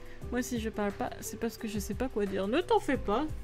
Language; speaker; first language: French; native; French